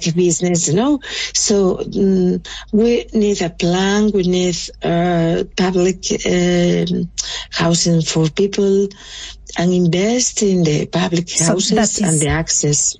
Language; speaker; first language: English; non-native, local second language; Spanish